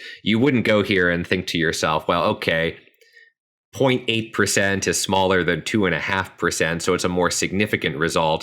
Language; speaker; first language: English; native; English